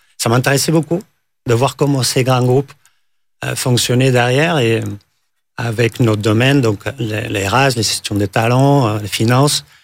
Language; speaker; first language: French; non-native, fluent; Catalan